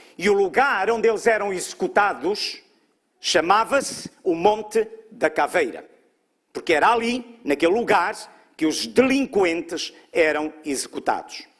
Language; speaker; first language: Portuguese; native; Portuguese